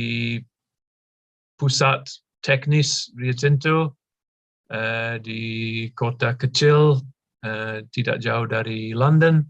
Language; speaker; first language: Indonesian; non-native, fluent; English